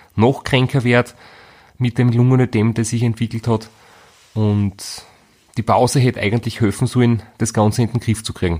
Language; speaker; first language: German; native; German